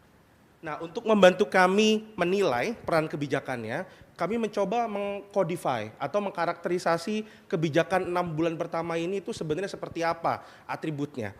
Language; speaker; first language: Indonesian; native; Indonesian